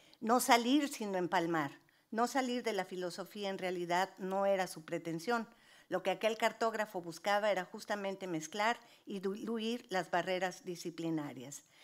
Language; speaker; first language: Spanish; native; Spanish